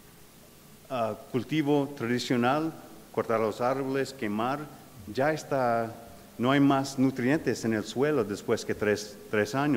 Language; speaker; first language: Spanish; non-native, fluent; English